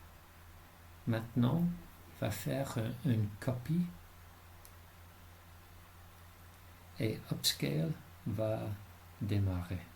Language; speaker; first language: French; non-native, fluent; English